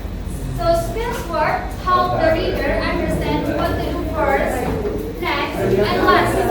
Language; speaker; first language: English; non-native, learner; Indonesian